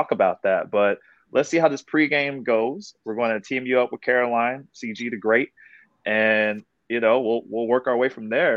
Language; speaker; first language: English; native; English